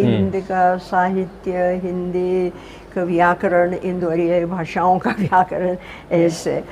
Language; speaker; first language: Hindi; non-native, fluent; Russian